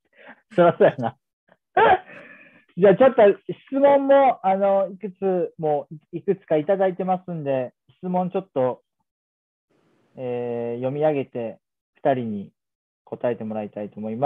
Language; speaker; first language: Japanese; native; Japanese